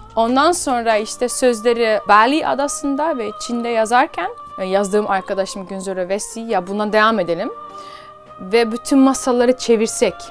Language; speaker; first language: Turkish; early bilingual, heritage; Turkish